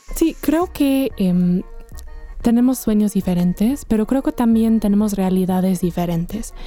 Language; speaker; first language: Spanish; non-native, fluent; English